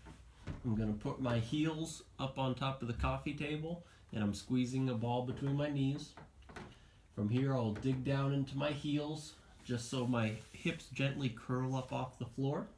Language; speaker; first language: English; native; English